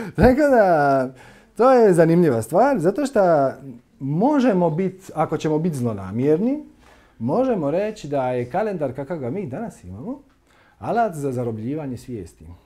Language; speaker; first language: Croatian; native; Croatian